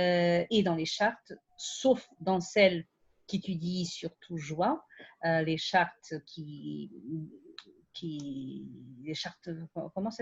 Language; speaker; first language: French; non-native, fluent; Portuguese